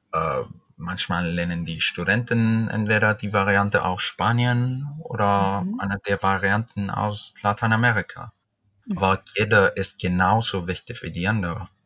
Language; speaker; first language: German; non-native, fluent; Spanish